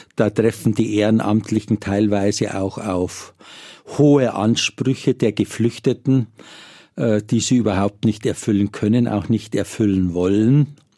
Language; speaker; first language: German; native; German